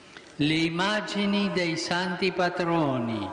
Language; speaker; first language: Italian; non-native, fluent; Spanish